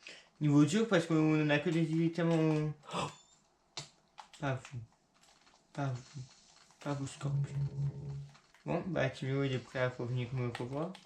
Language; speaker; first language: French; native; French